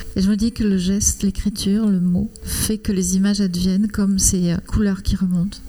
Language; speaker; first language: French; native; French